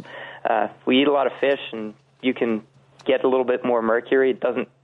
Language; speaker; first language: English; native; English